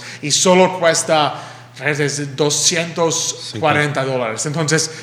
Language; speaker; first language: Spanish; early bilingual, heritage; English